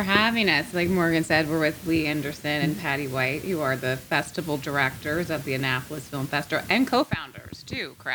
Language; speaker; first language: English; native; English